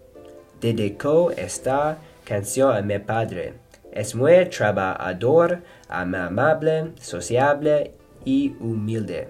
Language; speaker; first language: Spanish; non-native, learner; English